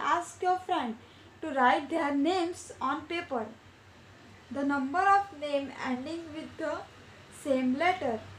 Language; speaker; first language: English; non-native, local second language; Gujarati